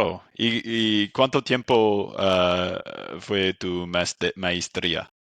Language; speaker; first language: Spanish; non-native, fluent; English